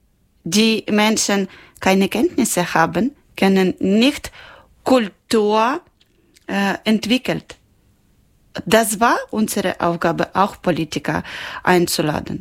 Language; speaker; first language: German; non-native, local second language; Ukrainian